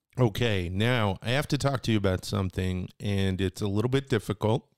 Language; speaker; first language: English; native; English